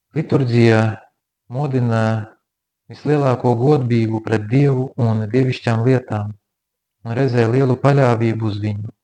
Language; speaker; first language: Latvian; native; Latvian